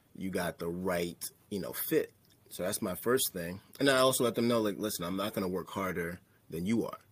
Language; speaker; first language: English; native; English